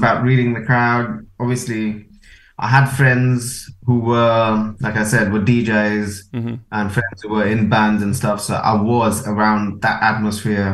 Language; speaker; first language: English; non-native, local second language; Konkani